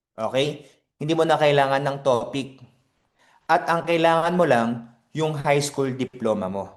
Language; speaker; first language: Filipino; non-native, fluent; Korean